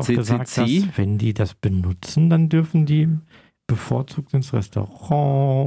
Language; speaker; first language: German; native; German